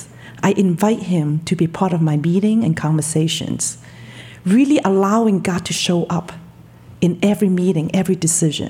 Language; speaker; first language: English; non-native, local second language; Cantonese